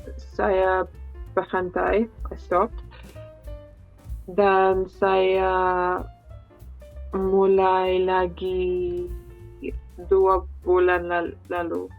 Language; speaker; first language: Indonesian; non-native, learner; English